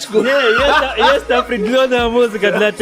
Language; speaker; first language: Russian; non-native, learner; English